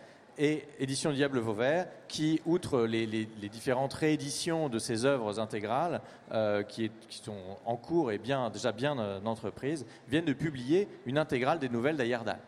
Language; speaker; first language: French; native; French